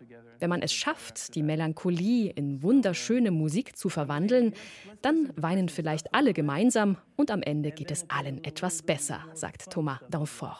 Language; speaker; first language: German; native; German